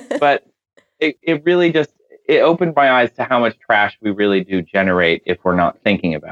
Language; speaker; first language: English; native; English